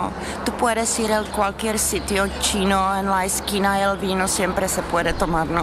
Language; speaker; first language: Spanish; non-native, learner; Czech